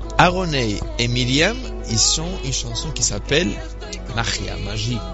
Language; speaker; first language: French; non-native, fluent; Spanish